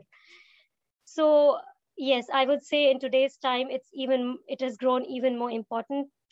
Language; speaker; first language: English; non-native, local second language; Hindi